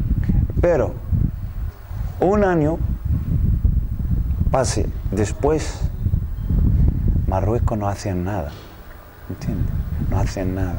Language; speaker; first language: Spanish; non-native, learner; Arabic